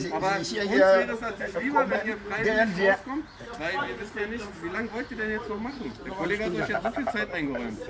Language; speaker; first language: German; native; German